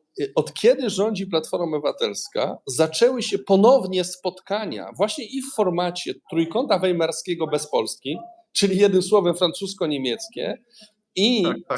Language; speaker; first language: Polish; native; Polish